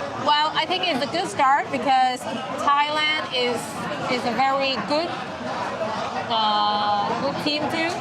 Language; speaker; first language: English; non-native, fluent; Vietnamese